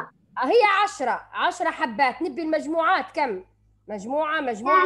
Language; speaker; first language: Arabic; native; Arabic